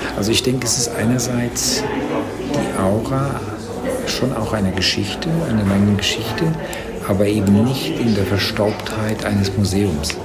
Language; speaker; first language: German; native; German